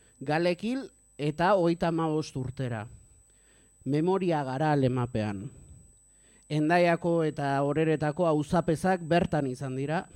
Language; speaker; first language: Basque; native; Basque